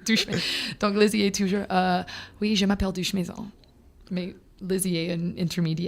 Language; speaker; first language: French; non-native, fluent; English